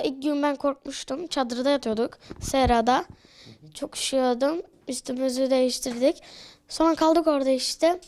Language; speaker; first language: Turkish; early bilingual, other home language; Arabic